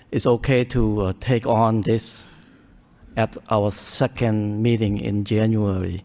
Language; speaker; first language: English; early bilingual, other home language; Khmer